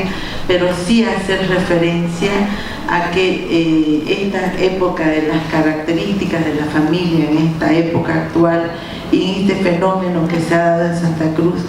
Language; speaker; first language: Spanish; native; Spanish